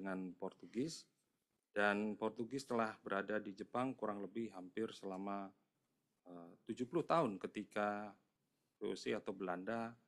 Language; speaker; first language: Indonesian; native; Indonesian